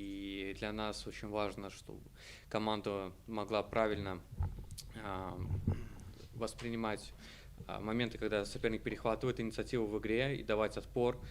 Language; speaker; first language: Russian; native; Russian